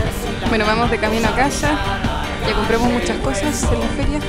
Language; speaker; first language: Spanish; native; Spanish